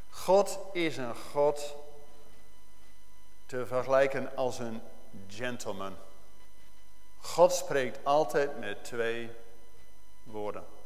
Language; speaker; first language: Dutch; native; Dutch